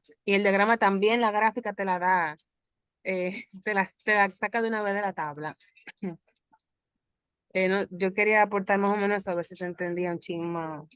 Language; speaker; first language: Spanish; native; Spanish